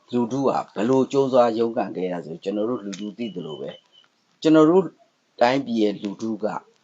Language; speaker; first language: Burmese; non-native, local second language; Pa'o Karen